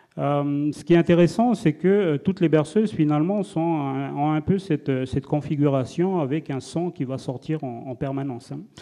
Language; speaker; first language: French; non-native, local second language; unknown